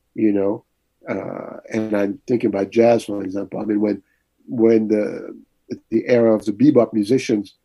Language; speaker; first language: English; early bilingual, other home language; French